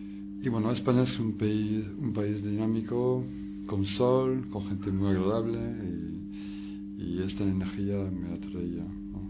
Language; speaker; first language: Spanish; non-native, fluent; French